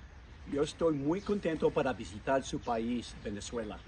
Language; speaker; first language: Spanish; non-native, learner; English